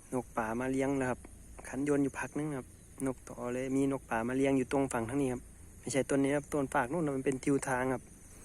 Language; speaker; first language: Thai; native; Thai